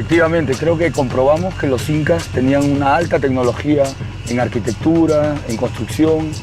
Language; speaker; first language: Spanish; native; Spanish